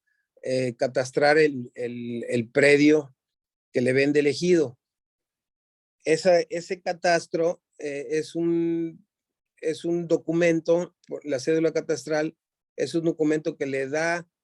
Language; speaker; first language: Spanish; native; Spanish